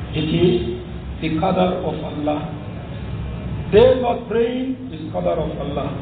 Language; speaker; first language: English; non-native, local second language; Yoruba